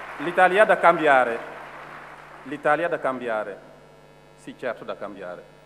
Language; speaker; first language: Italian; non-native, fluent; Wolof